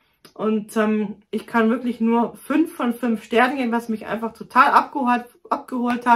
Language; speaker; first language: German; native; German